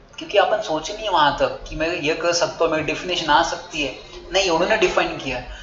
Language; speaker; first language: Hindi; non-native, local second language; Marathi